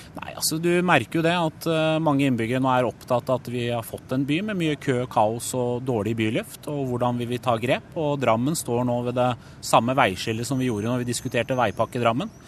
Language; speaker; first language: Norwegian; early bilingual, other home language; Persian